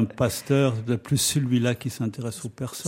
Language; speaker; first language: French; native; French